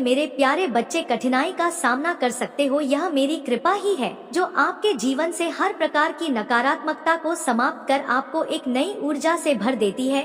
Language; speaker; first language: Hindi; native; Hindi